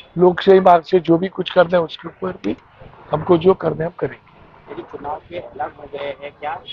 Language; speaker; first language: Hindi; non-native, local second language; Marathi